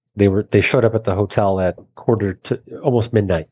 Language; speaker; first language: English; native; English